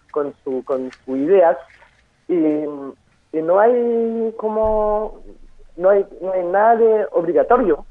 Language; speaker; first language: Spanish; non-native, fluent; French